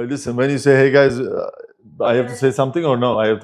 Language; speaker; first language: English; non-native, fluent; Turkish